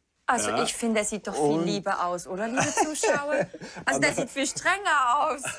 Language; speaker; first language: German; native; German